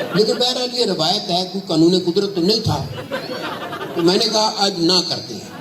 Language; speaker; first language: Urdu; non-native, local second language; Punjabi